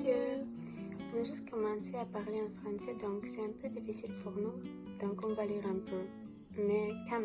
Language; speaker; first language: French; non-native, learner; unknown